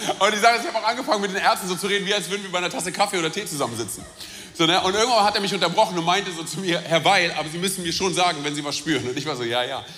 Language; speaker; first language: German; early bilingual, other home language; Romanian